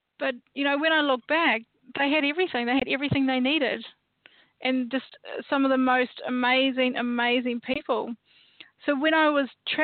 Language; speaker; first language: English; native; English